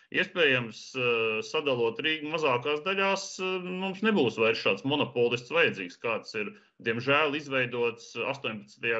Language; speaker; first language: Latvian; non-native, local second language; Russian